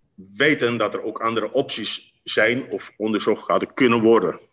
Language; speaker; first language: Dutch; non-native, fluent; Spanish